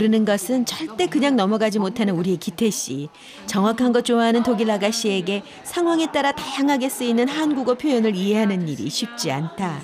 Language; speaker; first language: Korean; native; Korean